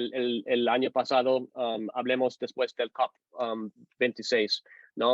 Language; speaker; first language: Spanish; non-native, fluent; English